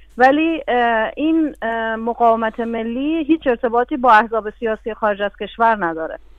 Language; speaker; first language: Persian; non-native, local second language; Arabic